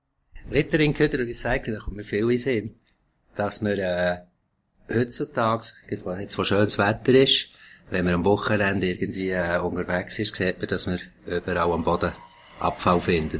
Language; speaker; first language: German; native; German